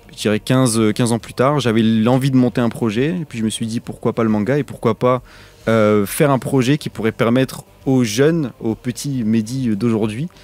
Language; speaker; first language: French; native; French